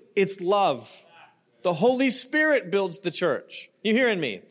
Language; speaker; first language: English; native; English